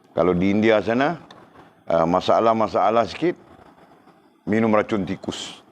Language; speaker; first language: Malay; native; Malay